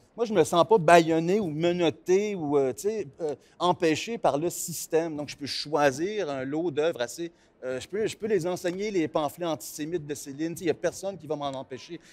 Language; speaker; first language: French; native; French